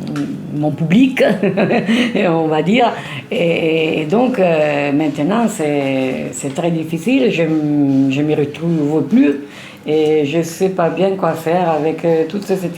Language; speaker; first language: French; non-native, fluent; Italian